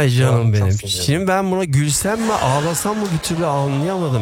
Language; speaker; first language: Turkish; early bilingual, heritage; Turkish